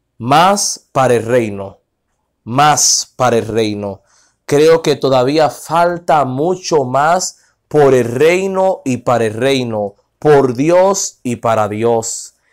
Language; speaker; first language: Spanish; non-native, fluent; Haitian Creole